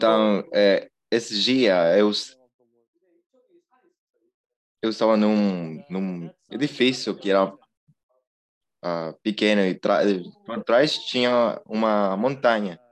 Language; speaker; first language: Portuguese; non-native, fluent; Spanish